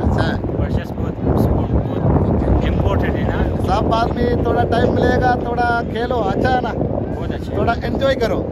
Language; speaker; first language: Hindi; non-native, learner; Malayalam